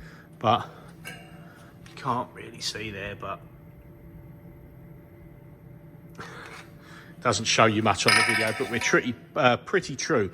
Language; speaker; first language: English; native; English